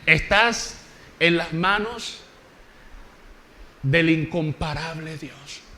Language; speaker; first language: Spanish; native; Spanish